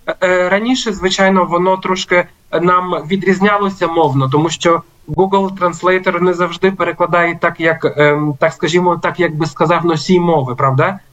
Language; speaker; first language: Ukrainian; native; Ukrainian